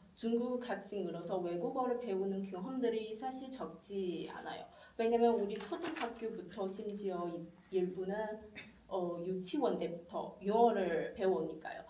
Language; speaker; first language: Korean; non-native, fluent; Chinese